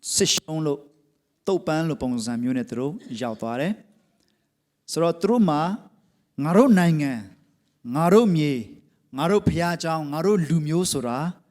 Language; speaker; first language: Burmese; non-native, local second language; Hakha Chin